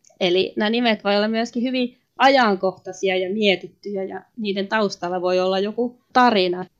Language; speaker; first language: Finnish; native; Finnish